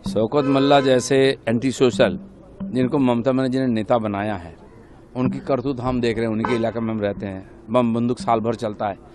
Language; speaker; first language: Hindi; non-native, local second language; Bangla